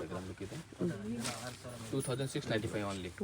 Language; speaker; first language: Kannada; non-native, local second language; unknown